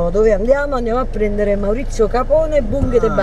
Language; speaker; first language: Italian; native; Italian